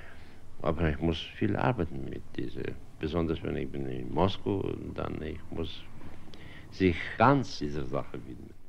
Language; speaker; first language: German; non-native, fluent; Russian